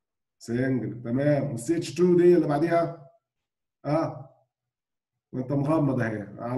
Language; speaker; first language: Arabic; native; Arabic